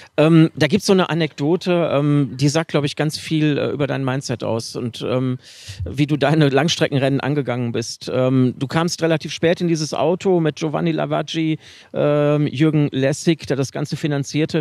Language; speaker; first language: German; native; German